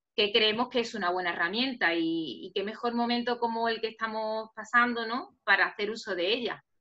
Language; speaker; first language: Spanish; native; Spanish